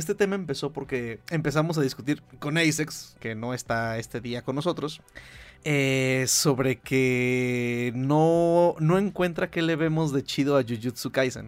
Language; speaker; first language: Spanish; native; Spanish